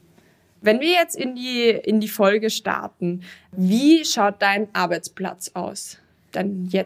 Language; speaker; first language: German; native; German